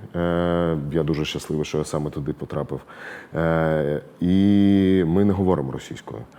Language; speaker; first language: Ukrainian; non-native, local second language; Russian